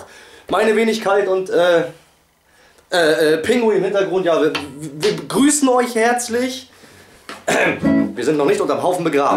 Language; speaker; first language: German; native; German